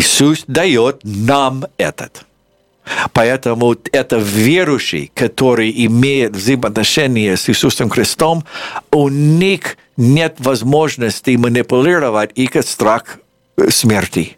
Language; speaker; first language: Russian; non-native, fluent; English